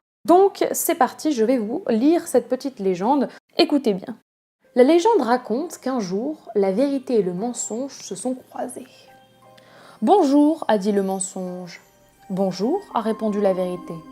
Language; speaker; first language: French; native; French